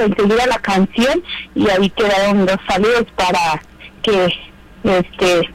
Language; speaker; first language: Spanish; non-native, local second language; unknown